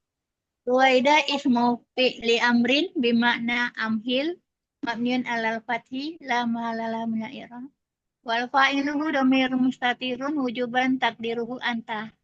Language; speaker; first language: Arabic; non-native, learner; Indonesian